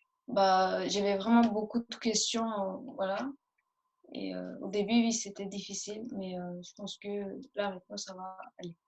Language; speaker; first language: French; early bilingual, other home language; Turkish